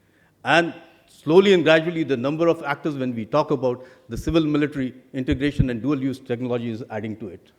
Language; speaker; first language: English; non-native, local second language; Hindi